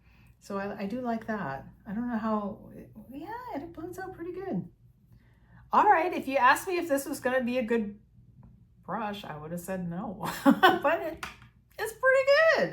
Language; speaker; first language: English; native; English